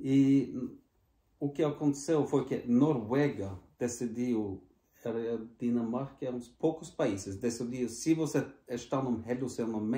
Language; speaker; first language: Portuguese; non-native, fluent; Norwegian